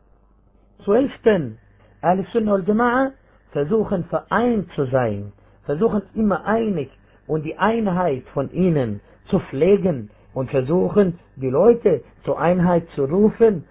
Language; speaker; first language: German; non-native, fluent; Arabic